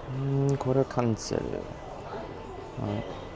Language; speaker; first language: Japanese; non-native, learner; English